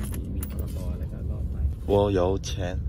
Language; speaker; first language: Chinese; non-native, learner; Korean